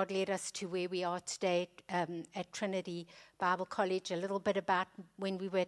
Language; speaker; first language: English; native; English